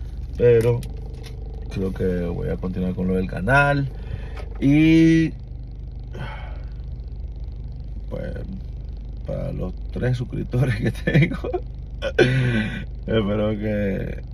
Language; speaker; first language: Spanish; native; Spanish